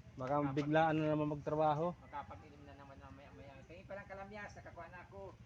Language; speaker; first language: Filipino; non-native, local second language; Bikol